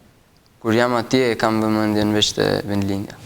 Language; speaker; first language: Albanian; early bilingual, heritage; Albanian